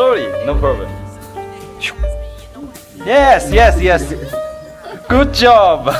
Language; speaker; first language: English; non-native, learner; Chinese